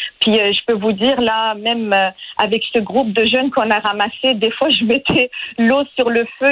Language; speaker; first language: French; non-native, fluent; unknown